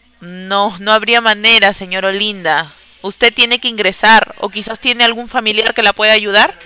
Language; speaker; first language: Spanish; native; Spanish